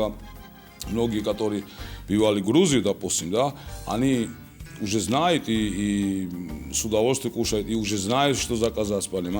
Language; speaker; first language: Russian; non-native, local second language; Georgian